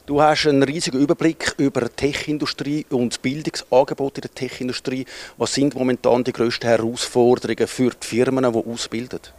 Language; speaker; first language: German; native; German